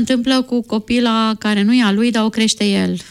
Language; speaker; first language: Romanian; native; Romanian